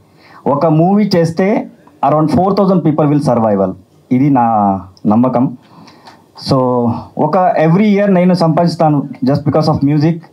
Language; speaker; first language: Telugu; non-native, learner; Kannada